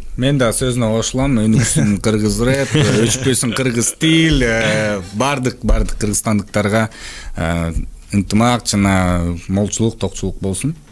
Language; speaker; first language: Kyrgyz; native; Kyrgyz